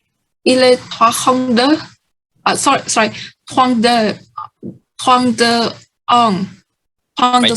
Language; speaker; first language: French; non-native, learner; Vietnamese